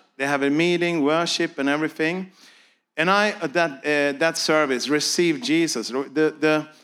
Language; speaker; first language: English; non-native, fluent; Swedish